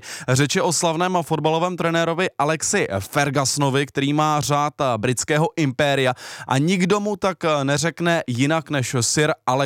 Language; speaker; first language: Czech; native; Czech